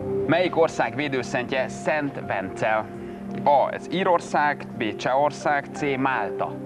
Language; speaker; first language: Hungarian; native; Hungarian